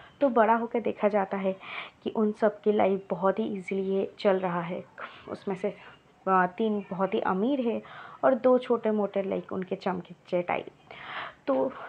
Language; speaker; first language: Hindi; non-native, local second language; Bangla